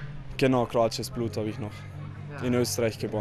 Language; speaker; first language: German; early bilingual, other home language; Croatian